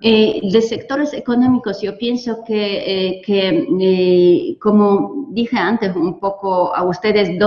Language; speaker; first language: Spanish; non-native, fluent; Polish